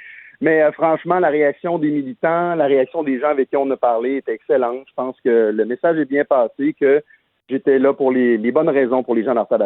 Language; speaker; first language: French; native; French